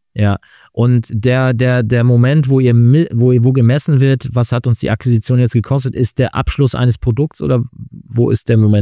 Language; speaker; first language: German; native; German